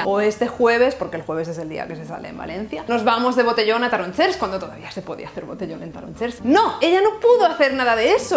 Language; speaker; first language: Spanish; native; Spanish